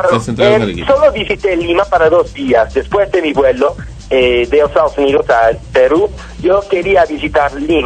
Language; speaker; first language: Spanish; non-native, learner; English